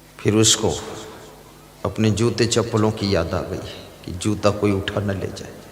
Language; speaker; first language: Hindi; native; Hindi